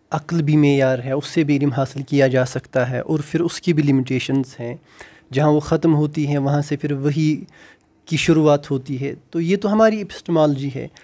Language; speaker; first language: Urdu; non-native, local second language; Kashmiri